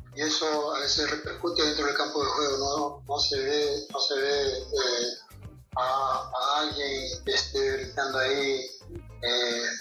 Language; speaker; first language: Spanish; native; Spanish